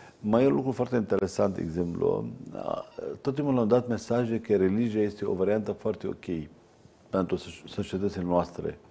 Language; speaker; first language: Romanian; non-native, fluent; Arabic